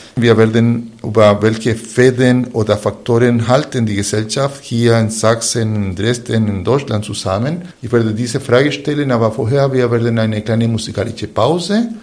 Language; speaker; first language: German; non-native, fluent; Spanish